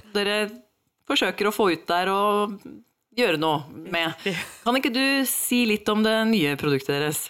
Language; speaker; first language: Norwegian; native; Norwegian